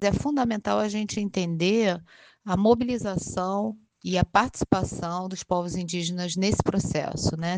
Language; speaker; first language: Portuguese; native; Portuguese